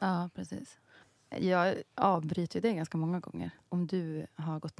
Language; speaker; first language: Swedish; native; Swedish